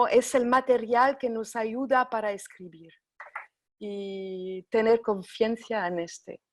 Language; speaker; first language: Spanish; non-native, fluent; French